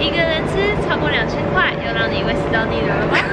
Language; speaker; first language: Chinese; native; Chinese